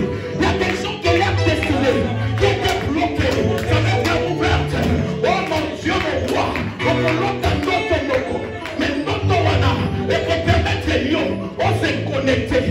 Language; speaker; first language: French; non-native, local second language; Lingala